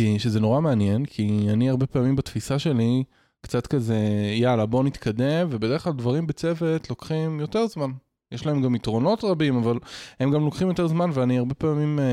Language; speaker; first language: Hebrew; native; Hebrew